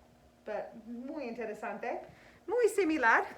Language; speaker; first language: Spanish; non-native, fluent; English